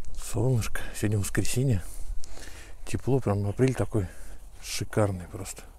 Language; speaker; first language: Russian; native; Russian